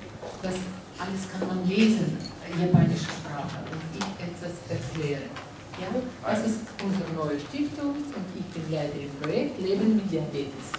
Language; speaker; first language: German; non-native, learner; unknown